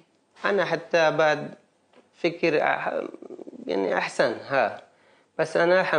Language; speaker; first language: Arabic; non-native, learner; Baluchi